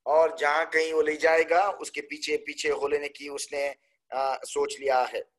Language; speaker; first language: Hindi; non-native, local second language; Telugu